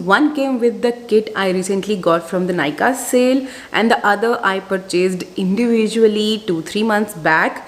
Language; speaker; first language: English; non-native, local second language; Hindi